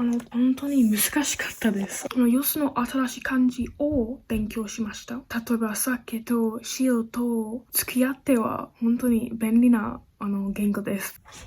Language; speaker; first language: Japanese; non-native, learner; English